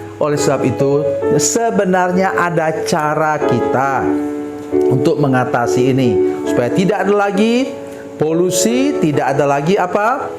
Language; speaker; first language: Indonesian; non-native, local second language; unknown